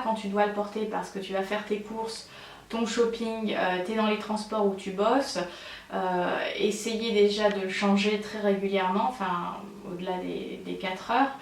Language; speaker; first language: French; native; French